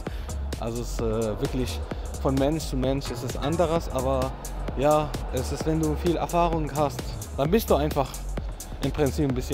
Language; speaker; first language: German; non-native, fluent; Arabic